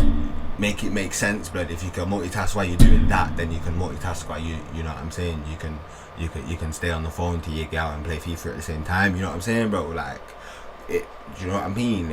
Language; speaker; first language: English; native; English